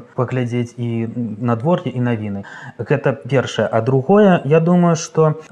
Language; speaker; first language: Belarusian; native; Belarusian